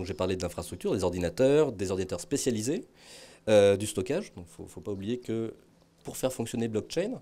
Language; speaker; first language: French; native; French